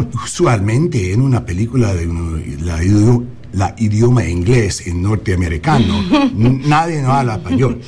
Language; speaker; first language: Spanish; early bilingual, heritage; English